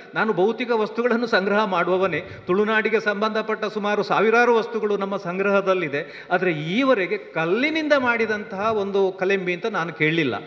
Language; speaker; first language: Kannada; non-native, local second language; Tulu